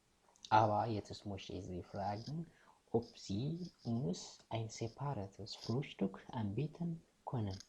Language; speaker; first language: German; non-native, fluent; Tigrinya